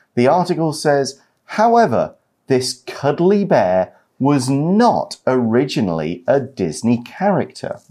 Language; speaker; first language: English; native; English